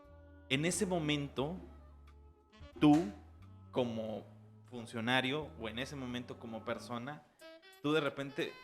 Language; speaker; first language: Spanish; native; Spanish